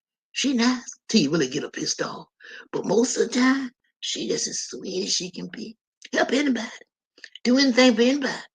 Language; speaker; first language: English; native; English